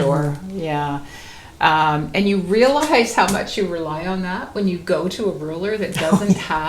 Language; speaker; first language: English; native; English